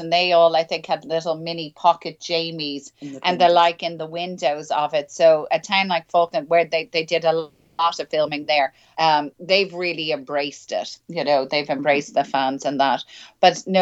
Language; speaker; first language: English; native; English